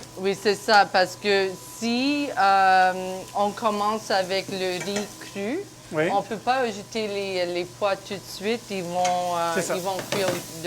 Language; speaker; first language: French; non-native, local second language; English